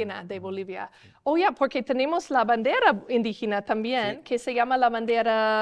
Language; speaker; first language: Spanish; non-native, learner; English